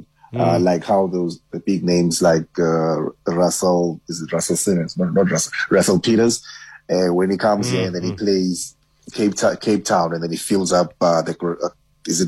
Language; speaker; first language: English; non-native, local second language; Xhosa